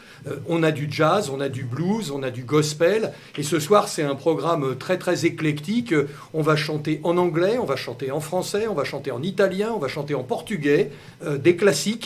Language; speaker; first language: French; native; French